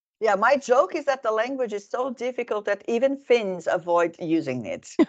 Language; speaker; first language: English; non-native, fluent; Portuguese